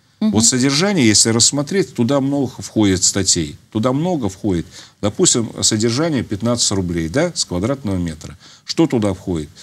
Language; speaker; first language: Russian; native; Russian